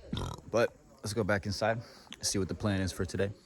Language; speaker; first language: English; native; English